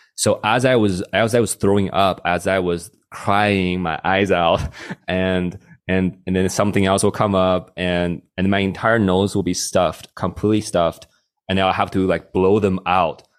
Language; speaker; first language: English; non-native, fluent; Chinese